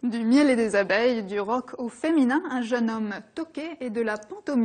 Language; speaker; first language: French; native; French